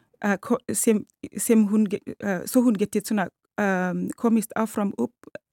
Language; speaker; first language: Icelandic; non-native, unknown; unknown